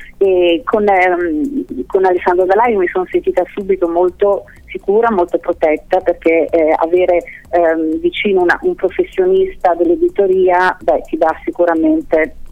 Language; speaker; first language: Italian; native; Italian